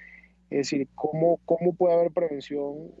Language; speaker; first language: Spanish; native; Spanish